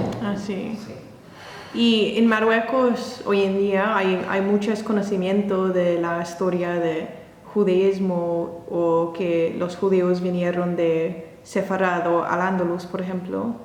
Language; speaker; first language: Spanish; non-native, learner; English